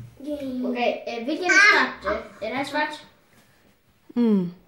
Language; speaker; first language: Swedish; early bilingual, other home language; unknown